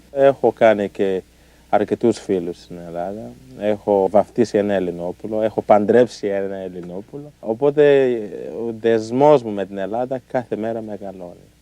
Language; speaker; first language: Greek; native; Greek